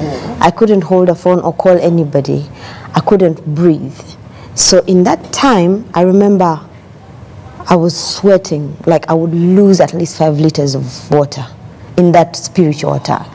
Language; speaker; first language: English; non-native, local second language; Ganda